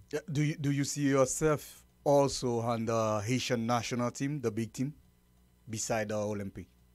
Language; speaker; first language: English; non-native, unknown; Haitian Creole